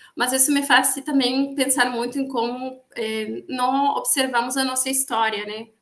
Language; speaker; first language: Portuguese; non-native, fluent; Spanish